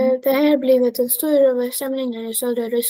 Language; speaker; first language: Swedish; non-native, learner; Russian